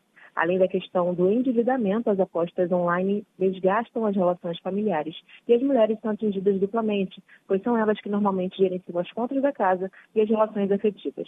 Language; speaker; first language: Portuguese; native; Portuguese